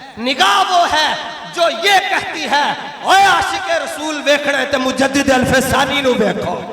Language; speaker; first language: Urdu; non-native, local second language; Punjabi